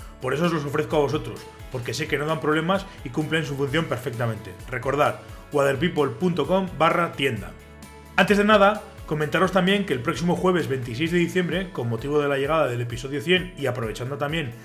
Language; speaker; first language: Spanish; native; Spanish